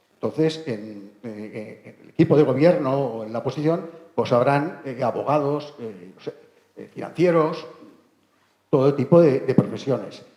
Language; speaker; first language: Spanish; non-native, local second language; Catalan